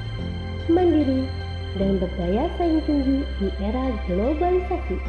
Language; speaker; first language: Indonesian; native; Indonesian